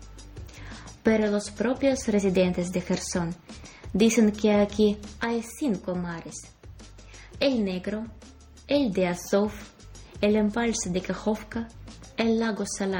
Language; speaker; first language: Spanish; non-native, fluent; Ukrainian